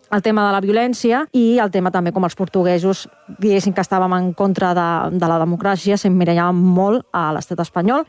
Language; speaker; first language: Catalan; native; Catalan